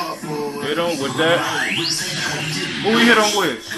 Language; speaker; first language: English; native; English